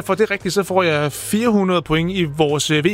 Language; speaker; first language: Danish; native; Danish